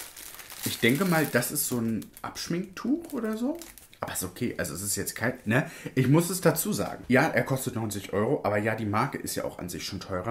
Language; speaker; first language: German; native; German